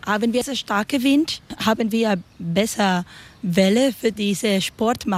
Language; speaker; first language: German; non-native, learner; Spanish